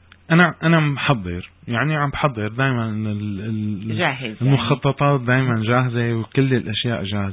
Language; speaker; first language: Arabic; native; Arabic